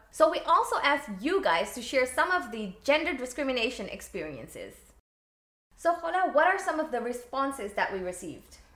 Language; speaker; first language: English; non-native, local second language; Urdu